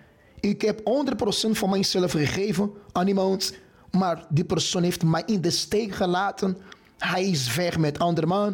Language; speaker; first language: Dutch; non-native, fluent; Portuguese